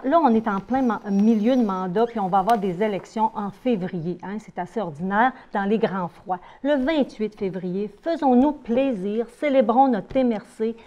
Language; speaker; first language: French; native; French